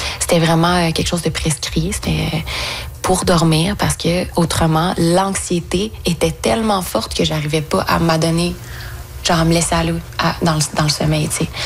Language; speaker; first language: French; native; French